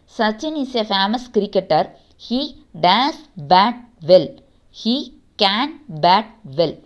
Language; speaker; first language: English; non-native, local second language; Tamil